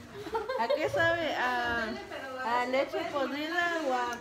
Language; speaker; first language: Spanish; early bilingual, other home language; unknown